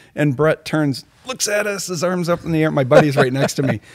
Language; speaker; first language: English; native; English